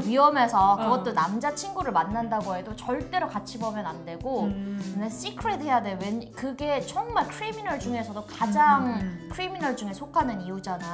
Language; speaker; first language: Korean; native; Korean